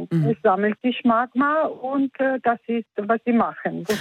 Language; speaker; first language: German; non-native, fluent; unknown